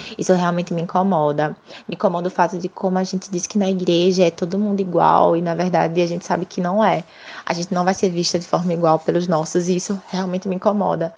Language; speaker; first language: Portuguese; native; Portuguese